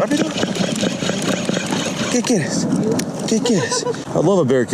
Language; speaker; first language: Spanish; non-native, learner; English